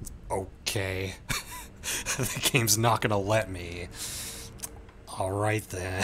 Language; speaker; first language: English; native; English